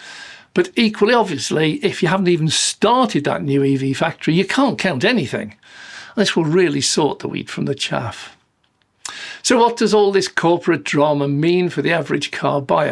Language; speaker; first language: English; native; English